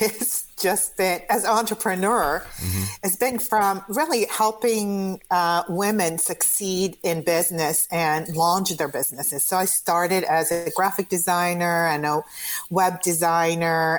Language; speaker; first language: English; non-native, fluent; Croatian